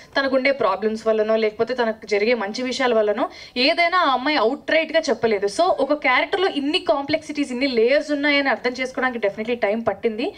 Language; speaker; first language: Telugu; native; Telugu